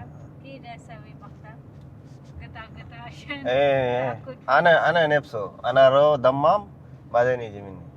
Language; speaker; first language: Arabic; non-native, learner; Telugu